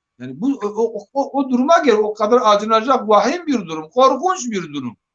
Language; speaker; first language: Turkish; non-native, local second language; Zaza